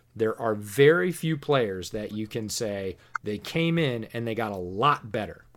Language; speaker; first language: English; native; English